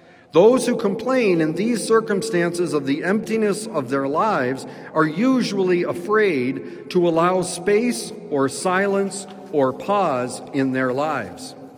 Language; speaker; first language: English; native; English